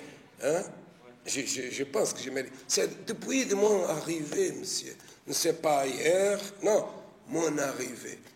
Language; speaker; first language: French; non-native, fluent; Portuguese